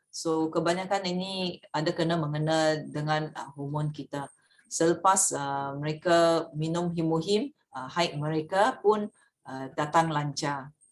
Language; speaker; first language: Malay; native; Malay